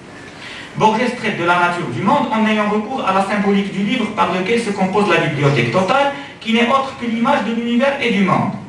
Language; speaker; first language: French; non-native, local second language; Arabic